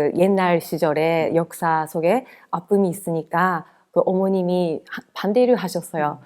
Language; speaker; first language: Korean; non-native, fluent; Japanese